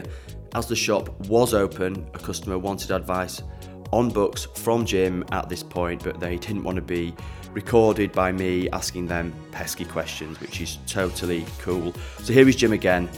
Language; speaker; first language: English; native; English